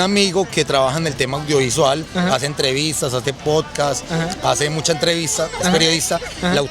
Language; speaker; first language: Spanish; native; Spanish